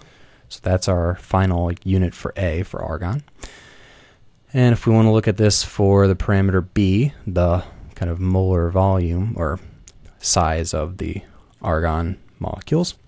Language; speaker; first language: English; native; English